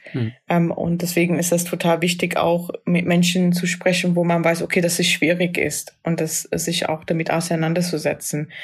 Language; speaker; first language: German; non-native, fluent; English